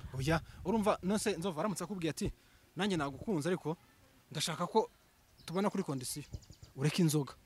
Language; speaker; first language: Kinyarwanda; native; Kinyarwanda